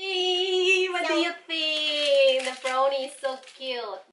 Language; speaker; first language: English; non-native, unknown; Indonesian